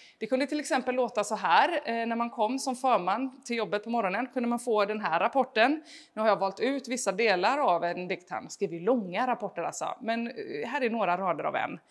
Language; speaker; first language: Swedish; native; Swedish